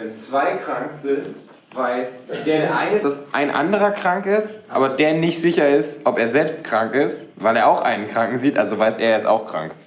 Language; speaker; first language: German; native; German